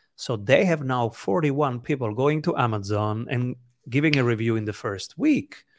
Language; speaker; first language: English; non-native, fluent; Italian